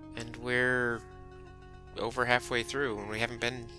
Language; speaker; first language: English; native; English